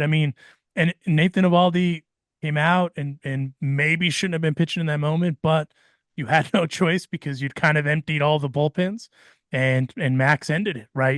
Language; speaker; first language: English; native; English